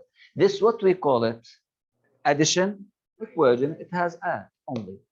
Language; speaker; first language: English; non-native, local second language; Arabic